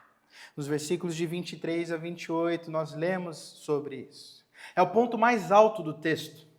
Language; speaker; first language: Portuguese; native; Portuguese